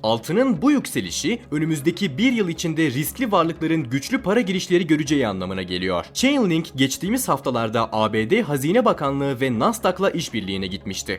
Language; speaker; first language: Turkish; native; Turkish